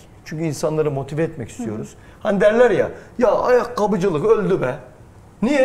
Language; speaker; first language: Turkish; native; Turkish